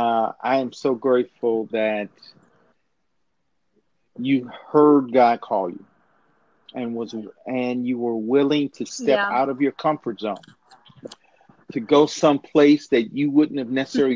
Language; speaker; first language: English; native; English